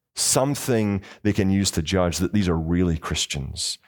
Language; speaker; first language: English; native; English